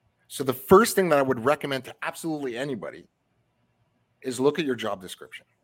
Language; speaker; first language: English; early bilingual, other home language; French